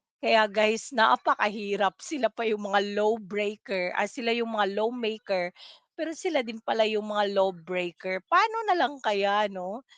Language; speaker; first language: Filipino; non-native, local second language; Cebuano